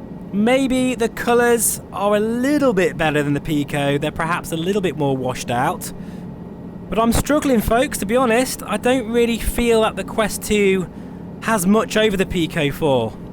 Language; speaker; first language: English; native; English